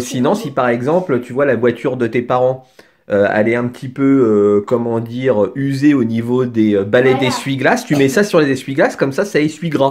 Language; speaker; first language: French; native; French